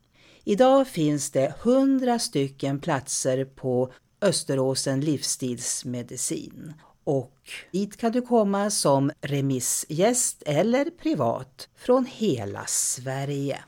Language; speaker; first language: Swedish; native; Swedish